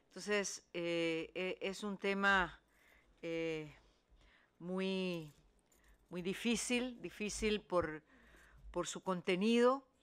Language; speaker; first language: Spanish; native; Spanish